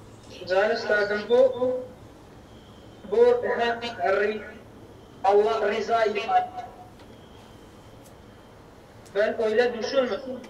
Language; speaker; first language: Turkish; non-native, learner; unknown